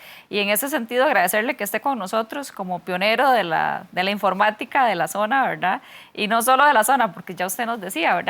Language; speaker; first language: Spanish; native; Spanish